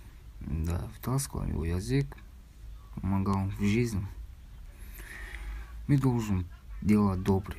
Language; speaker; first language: Russian; non-native, learner; Tajik